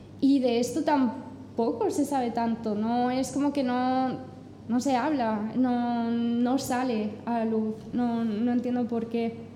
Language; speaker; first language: Spanish; non-native, fluent; English